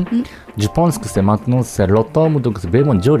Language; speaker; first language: French; non-native, learner; Japanese